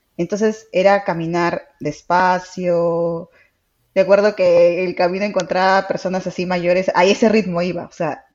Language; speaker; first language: Spanish; native; Spanish